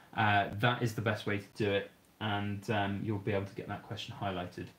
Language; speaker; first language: English; native; English